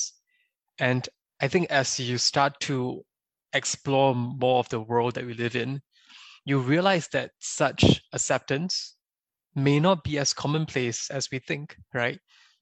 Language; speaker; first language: English; native; English